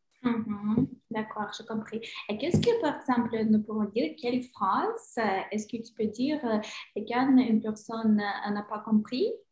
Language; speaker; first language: French; non-native, learner; Ukrainian